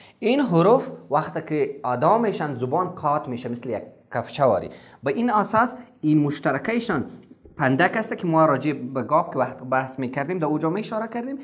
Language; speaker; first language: Persian; non-native, local second language; Pashto